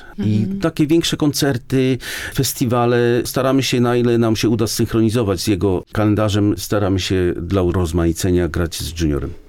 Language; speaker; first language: Polish; native; Polish